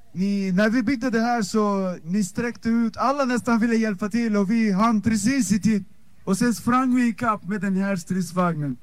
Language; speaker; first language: Swedish; non-native, fluent; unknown